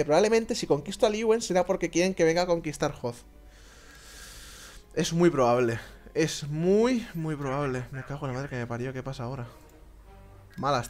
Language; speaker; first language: Spanish; native; Spanish